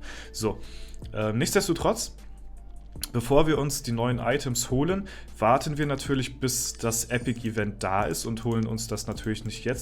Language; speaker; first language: German; native; German